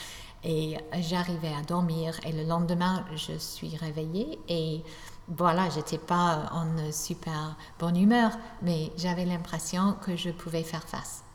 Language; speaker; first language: French; non-native, fluent; English